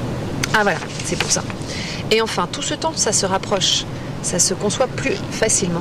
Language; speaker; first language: French; native; French